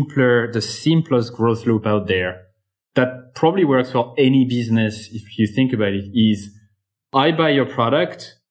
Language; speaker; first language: English; non-native, fluent; French